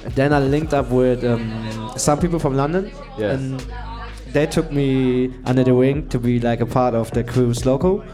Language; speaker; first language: English; non-native, fluent; German